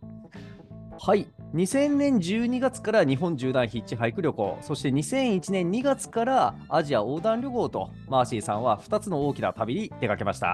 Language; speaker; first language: Japanese; native; Japanese